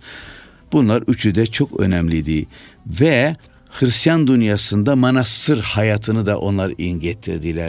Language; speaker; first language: Turkish; non-native, local second language; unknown